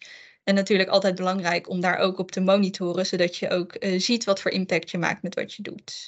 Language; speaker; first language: Dutch; native; Dutch